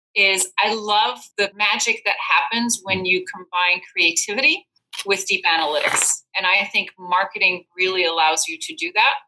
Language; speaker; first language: English; non-native, fluent; Dutch